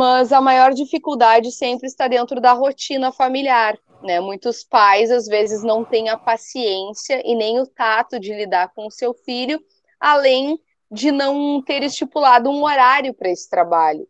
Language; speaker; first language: Portuguese; native; Portuguese